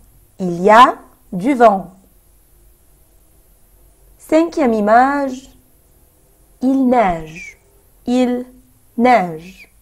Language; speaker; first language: French; non-native, fluent; Arabic